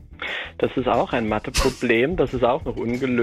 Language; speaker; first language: German; native; German